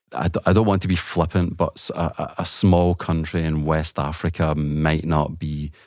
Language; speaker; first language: English; native; English